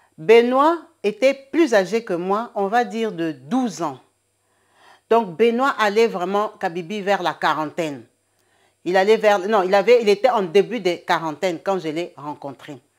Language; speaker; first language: French; non-native, local second language; Lingala